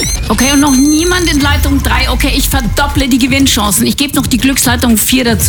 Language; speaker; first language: German; native; German